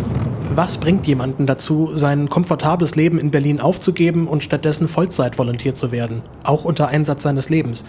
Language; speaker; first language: German; native; German